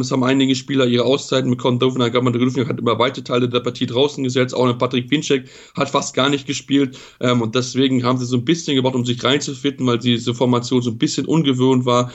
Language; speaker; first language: German; native; German